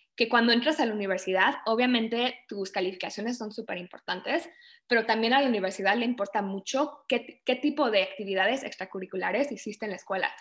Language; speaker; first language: Spanish; early bilingual, other home language; English